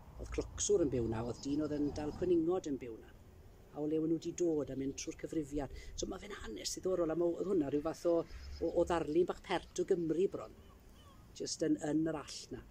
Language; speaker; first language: Welsh; early bilingual, heritage; Welsh